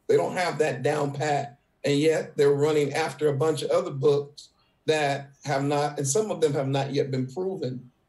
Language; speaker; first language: English; native; English